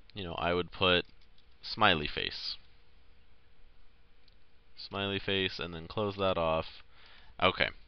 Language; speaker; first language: English; native; English